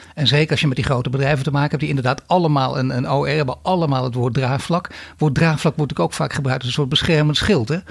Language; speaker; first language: Dutch; native; Dutch